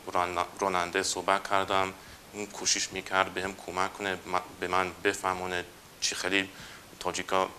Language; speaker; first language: Persian; non-native, fluent; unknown